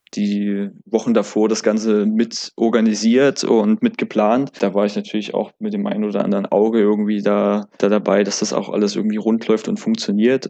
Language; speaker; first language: German; native; German